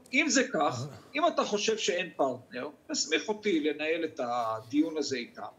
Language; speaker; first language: Hebrew; native; Hebrew